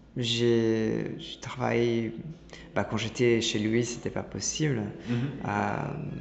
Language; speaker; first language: French; non-native, fluent; Italian